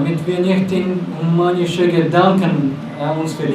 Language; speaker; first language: German; non-native, fluent; Portuguese